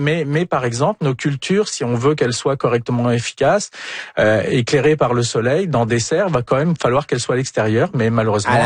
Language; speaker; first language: French; native; French